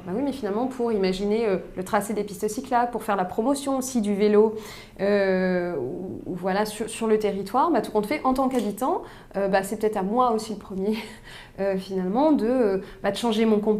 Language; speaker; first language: French; native; French